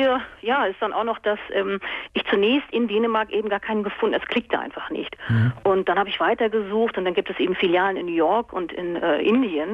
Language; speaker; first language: German; native; German